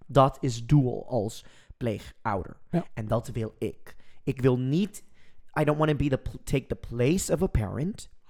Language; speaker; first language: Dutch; non-native, fluent; English